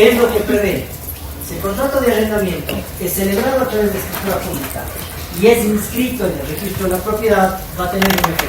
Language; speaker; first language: Spanish; native; Spanish